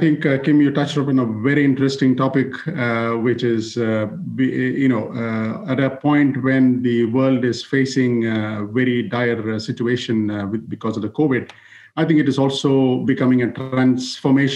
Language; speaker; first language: English; non-native, local second language; Malayalam